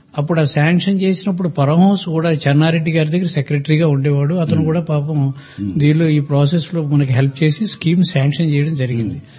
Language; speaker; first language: Telugu; native; Telugu